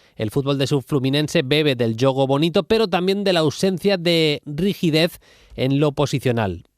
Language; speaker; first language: Spanish; native; Spanish